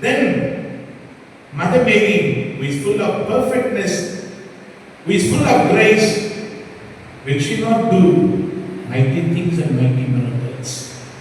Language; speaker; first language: English; non-native, local second language; Tamil